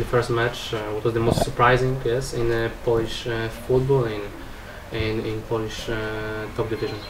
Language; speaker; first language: English; non-native, learner; Polish